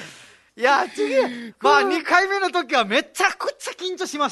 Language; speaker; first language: Japanese; non-native, fluent; Nepali